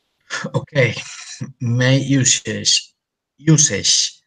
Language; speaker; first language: English; non-native, learner; Spanish